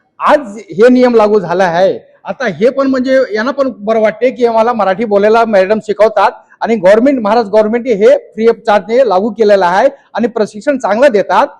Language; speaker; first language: Marathi; non-native, local second language; Hindi